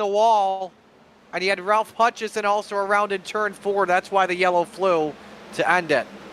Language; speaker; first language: English; native; English